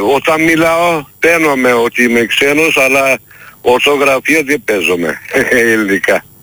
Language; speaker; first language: Greek; non-native, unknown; Turkish